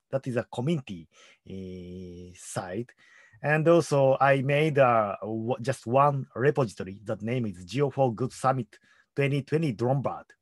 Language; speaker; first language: English; non-native, learner; Japanese